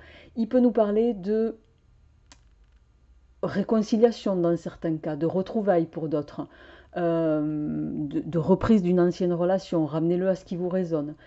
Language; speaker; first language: French; native; French